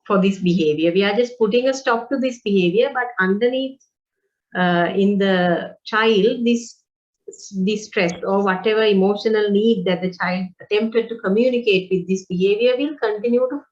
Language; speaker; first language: English; non-native, local second language; Sinhala